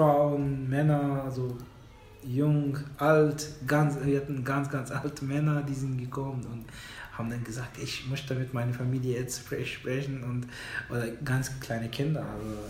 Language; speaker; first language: German; non-native, fluent; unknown